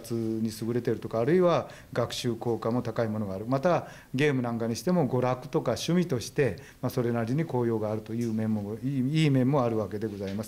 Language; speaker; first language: Japanese; native; Japanese